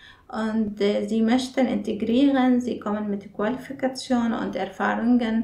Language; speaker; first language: German; non-native, learner; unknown